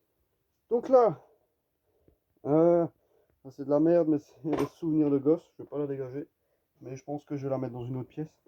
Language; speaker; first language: French; native; French